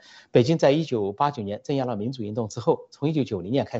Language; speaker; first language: Chinese; native; Chinese